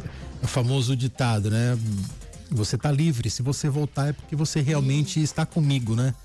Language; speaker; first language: Portuguese; native; Portuguese